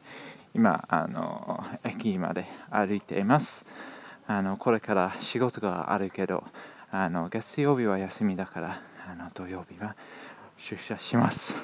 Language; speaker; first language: Japanese; non-native, learner; English